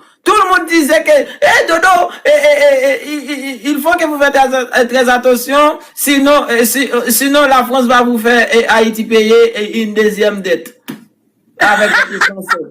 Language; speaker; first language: French; non-native, local second language; Haitian Creole